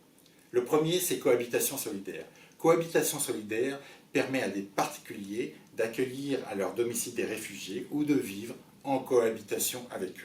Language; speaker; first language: French; native; French